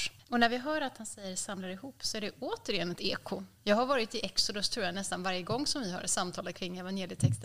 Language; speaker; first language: Swedish; native; Swedish